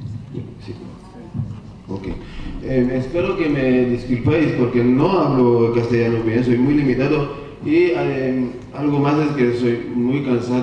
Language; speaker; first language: Spanish; non-native, learner; Hebrew